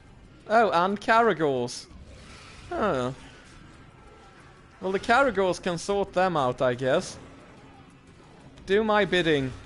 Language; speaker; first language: English; native; English